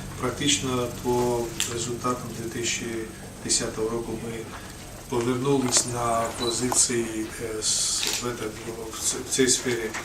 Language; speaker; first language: Ukrainian; non-native, fluent; Georgian